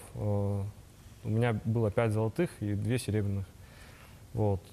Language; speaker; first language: Russian; native; Russian